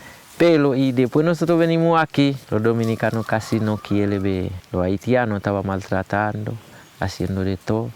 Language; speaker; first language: Spanish; non-native, learner; Haitian Creole